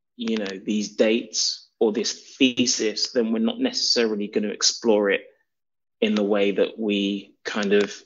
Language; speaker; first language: English; native; English